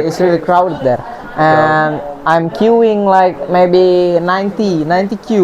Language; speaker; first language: English; non-native, learner; Indonesian